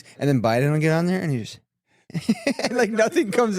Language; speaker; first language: English; native; English